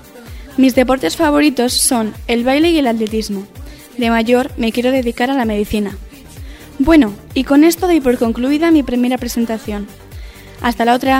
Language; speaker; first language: Spanish; native; Spanish